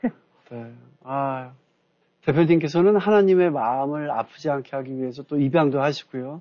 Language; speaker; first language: Korean; native; Korean